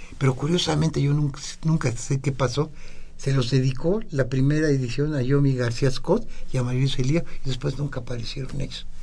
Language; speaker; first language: Spanish; native; Spanish